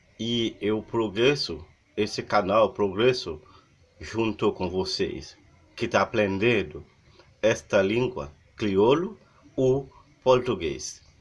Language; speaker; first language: Portuguese; non-native, learner; Haitian Creole